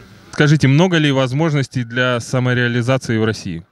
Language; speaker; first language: Russian; native; Russian